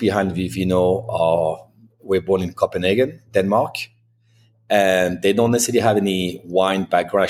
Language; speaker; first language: English; non-native, fluent; French